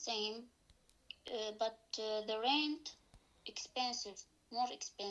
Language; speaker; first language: English; non-native, learner; Arabic